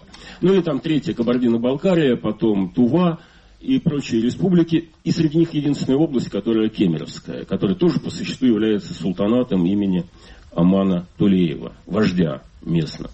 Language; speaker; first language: Russian; native; Russian